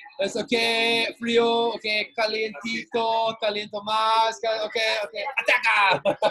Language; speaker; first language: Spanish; non-native, learner; English